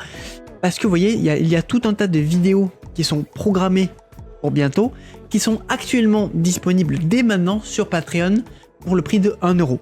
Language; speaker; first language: French; native; French